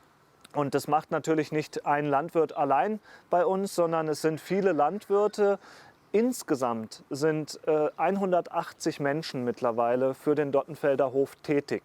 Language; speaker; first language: German; native; German